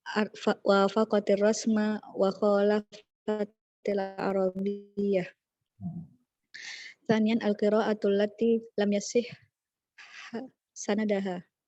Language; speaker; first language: Arabic; non-native, learner; Indonesian